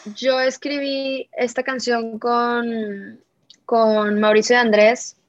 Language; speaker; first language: Spanish; native; Spanish